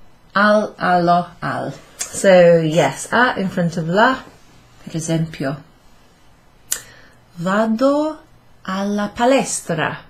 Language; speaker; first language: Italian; non-native, fluent; English